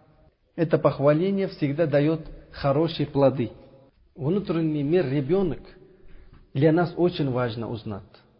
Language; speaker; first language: Russian; non-native, learner; Uzbek